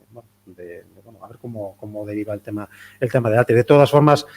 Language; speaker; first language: Spanish; non-native, local second language; Galician